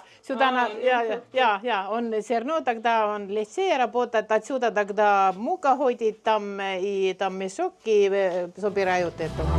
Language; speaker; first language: Russian; non-native, local second language; Estonian